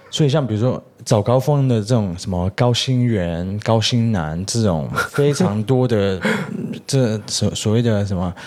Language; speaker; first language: Chinese; early bilingual, heritage; Chinese